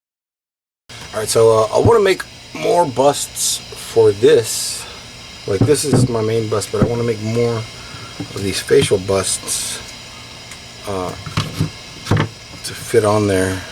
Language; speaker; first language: English; native; English